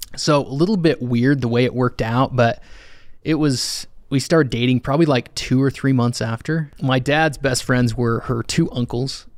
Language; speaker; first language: English; native; English